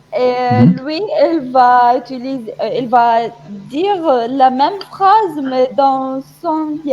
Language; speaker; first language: French; non-native, fluent; Arabic